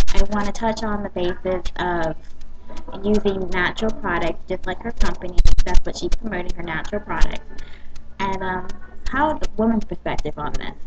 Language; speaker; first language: English; native; English